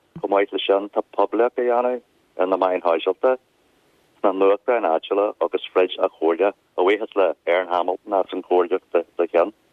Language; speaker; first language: Irish; non-native, local second language; English